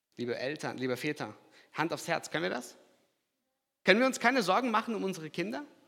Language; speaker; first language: German; early bilingual, other home language; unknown